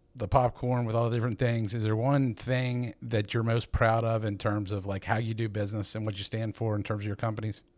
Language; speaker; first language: English; native; English